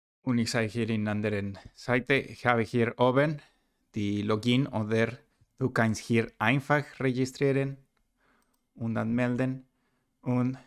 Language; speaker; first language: German; non-native, learner; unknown